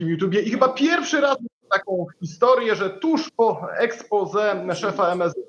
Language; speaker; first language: Polish; native; Polish